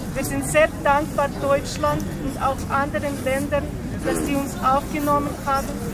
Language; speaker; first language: German; non-native, fluent; Ukrainian